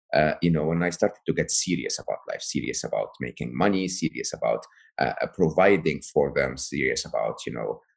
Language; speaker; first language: English; non-native, fluent; Arabic